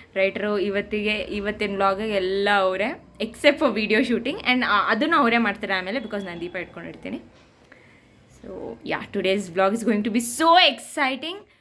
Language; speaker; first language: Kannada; non-native, local second language; Tamil